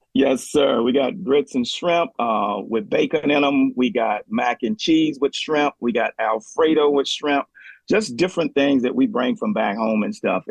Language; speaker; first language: English; native; English